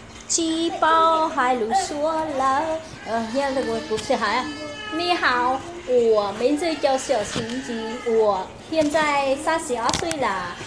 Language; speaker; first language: Chinese; non-native, learner; Hmong